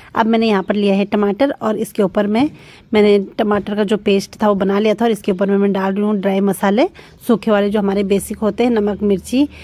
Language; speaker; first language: Hindi; native; Hindi